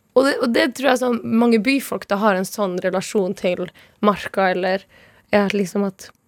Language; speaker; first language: Norwegian; non-native, local second language; Northern Sami